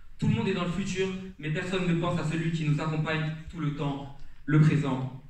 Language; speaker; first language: French; native; French